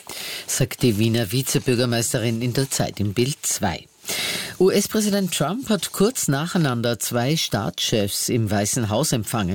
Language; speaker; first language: German; native; German